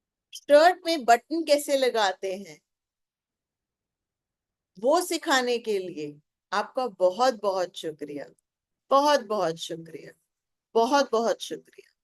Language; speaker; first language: Hindi; native; Hindi